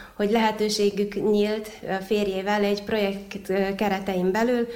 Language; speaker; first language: Hungarian; native; Hungarian